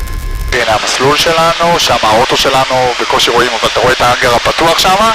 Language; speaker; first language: Hebrew; native; Hebrew